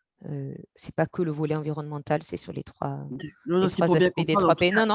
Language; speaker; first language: French; native; French